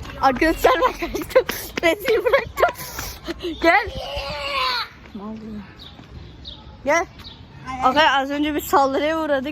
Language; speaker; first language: Turkish; native; Turkish